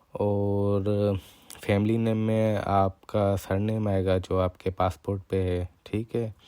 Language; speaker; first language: Urdu; non-native, local second language; Punjabi